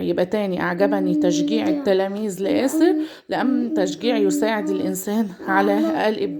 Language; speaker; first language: Arabic; native; Arabic